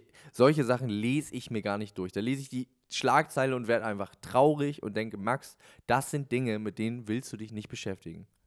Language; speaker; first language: German; native; German